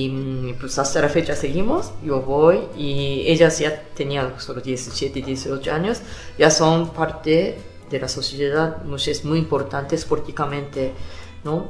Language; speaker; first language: Spanish; non-native, fluent; Japanese